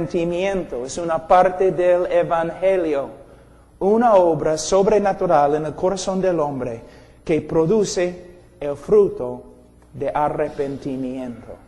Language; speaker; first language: Spanish; non-native, fluent; English